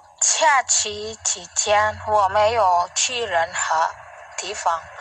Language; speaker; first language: Chinese; non-native, learner; Indonesian